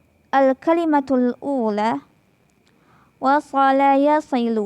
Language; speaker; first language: Arabic; non-native, fluent; Indonesian